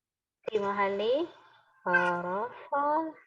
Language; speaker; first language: Arabic; non-native, learner; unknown